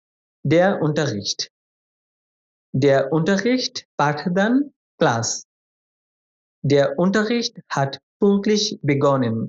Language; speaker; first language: German; non-native, fluent; Bangla